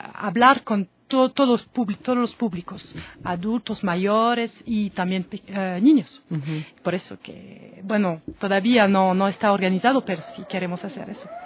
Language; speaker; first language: Spanish; non-native, fluent; French